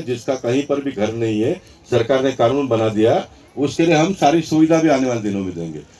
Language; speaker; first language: Hindi; non-native, local second language; Marathi